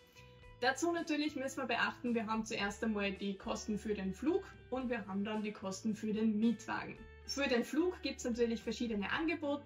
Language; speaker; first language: German; native; German